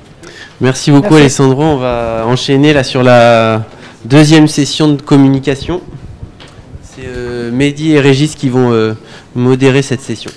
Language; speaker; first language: French; native; French